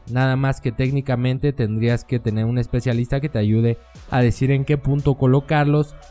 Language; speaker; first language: Spanish; native; Spanish